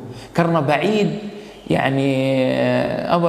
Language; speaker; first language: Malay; non-native, fluent; Arabic